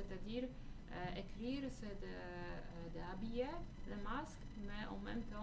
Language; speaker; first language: French; non-native, fluent; Polish